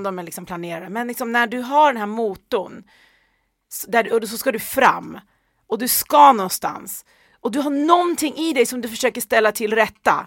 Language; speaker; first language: Swedish; early bilingual, other home language; Persian